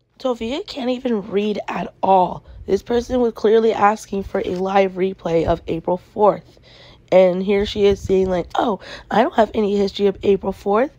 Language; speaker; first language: English; native; English